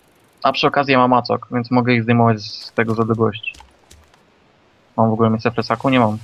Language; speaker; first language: Polish; native; Polish